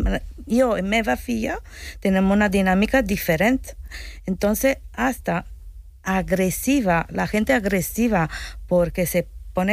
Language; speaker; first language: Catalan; non-native, learner; Italian